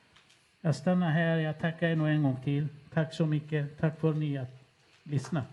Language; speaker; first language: Swedish; non-native, fluent; Kurdish